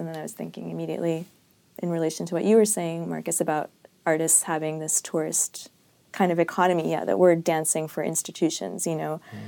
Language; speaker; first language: English; non-native, local second language; Urdu